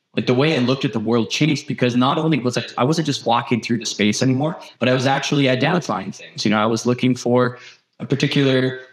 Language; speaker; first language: English; native; English